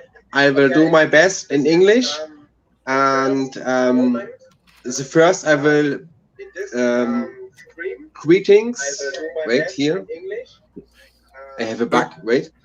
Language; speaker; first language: English; non-native, learner; German